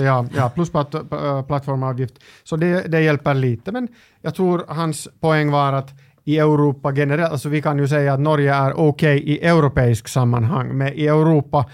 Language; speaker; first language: Swedish; non-native, local second language; Finnish